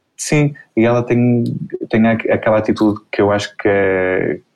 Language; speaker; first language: Portuguese; native; Portuguese